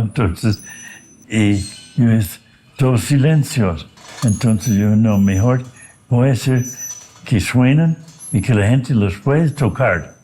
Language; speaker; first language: Spanish; non-native, fluent; English